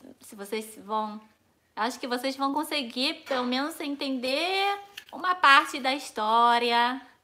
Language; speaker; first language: Portuguese; non-native, fluent; Chinese